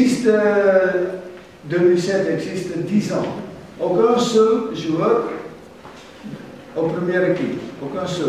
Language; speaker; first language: French; non-native, fluent; German